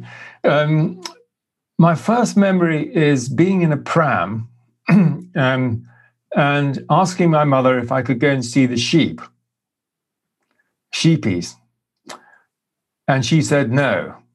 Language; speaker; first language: English; native; English